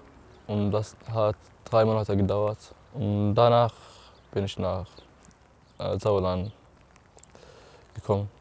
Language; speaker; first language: German; non-native, learner; Arabic